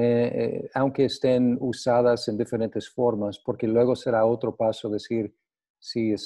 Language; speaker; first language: Spanish; non-native, fluent; English